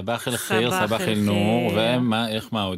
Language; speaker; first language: Hebrew; native; Hebrew